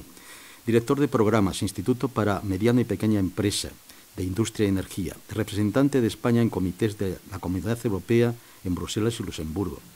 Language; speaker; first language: Spanish; native; Spanish